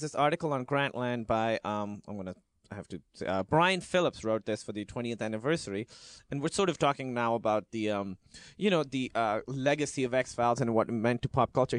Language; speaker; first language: English; non-native, local second language; Urdu